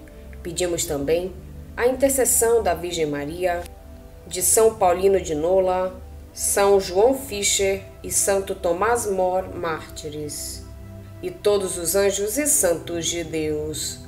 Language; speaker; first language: Portuguese; native; Portuguese